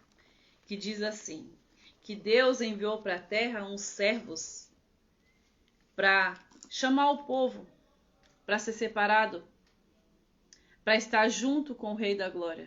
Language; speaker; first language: Portuguese; native; Portuguese